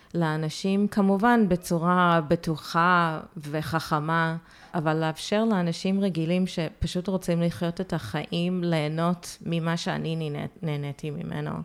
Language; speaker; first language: Hebrew; early bilingual, heritage; Hebrew